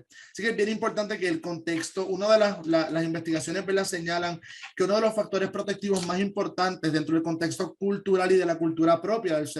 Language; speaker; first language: Spanish; native; Spanish